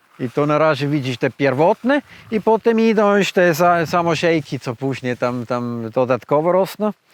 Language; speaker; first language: Polish; non-native, fluent; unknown